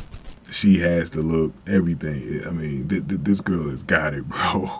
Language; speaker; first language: English; native; English